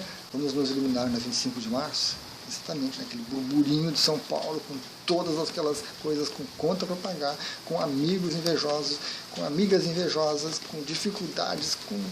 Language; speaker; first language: Portuguese; native; Portuguese